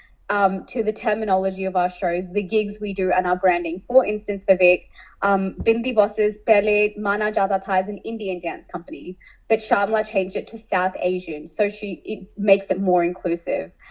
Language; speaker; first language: English; early bilingual, other home language; Hindi